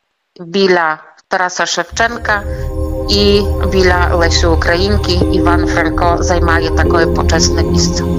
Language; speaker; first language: Ukrainian; early bilingual, heritage; Ukrainian